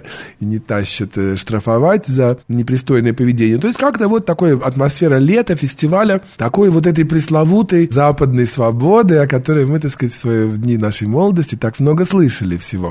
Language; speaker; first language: Russian; native; Russian